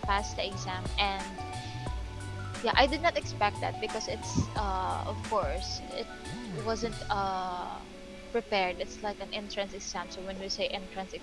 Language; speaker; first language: English; non-native, local second language; Filipino